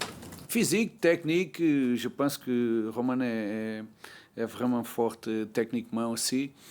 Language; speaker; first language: French; non-native, learner; Portuguese